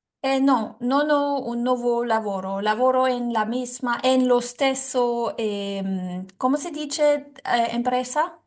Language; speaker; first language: Italian; non-native, learner; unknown